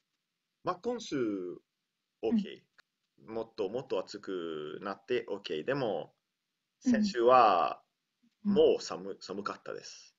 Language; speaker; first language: Japanese; non-native, learner; Italian